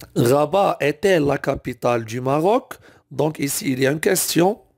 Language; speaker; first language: French; non-native, local second language; Arabic